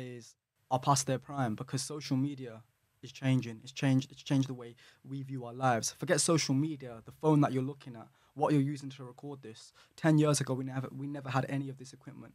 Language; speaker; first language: English; native; English